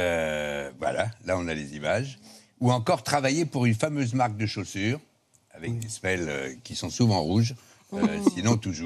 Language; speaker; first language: French; native; French